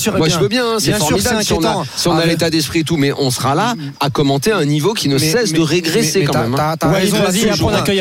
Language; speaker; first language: French; native; French